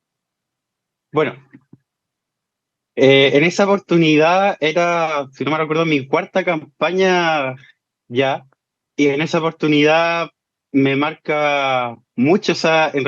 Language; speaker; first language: Spanish; native; Spanish